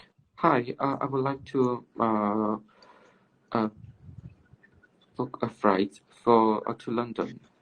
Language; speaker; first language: English; non-native, learner; Cantonese